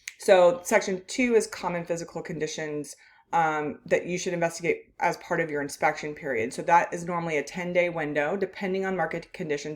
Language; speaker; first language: English; native; English